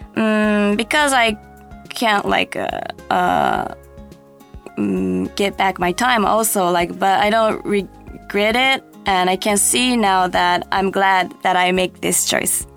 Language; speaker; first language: English; non-native, learner; Japanese